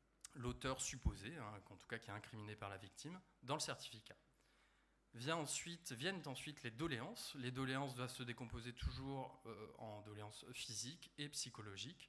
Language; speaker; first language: French; native; French